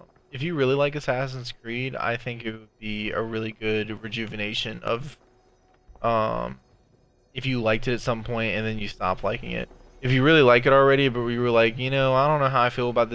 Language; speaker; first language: English; native; English